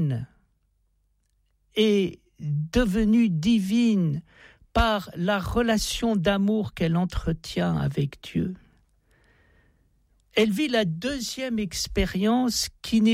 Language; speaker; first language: French; native; French